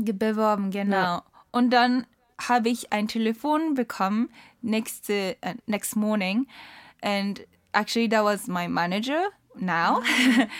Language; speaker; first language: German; non-native, learner; Japanese